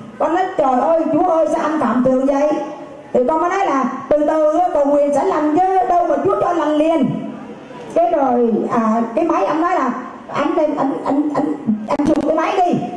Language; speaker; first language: Vietnamese; native; Vietnamese